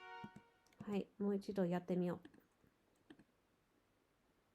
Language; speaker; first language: Japanese; non-native, learner; English